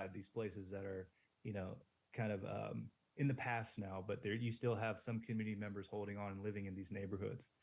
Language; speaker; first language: English; native; English